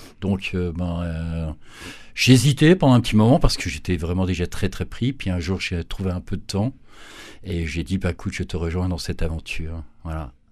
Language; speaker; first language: French; native; French